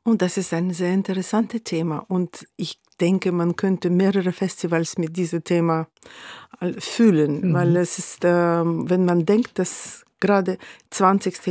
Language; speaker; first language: German; non-native, fluent; Russian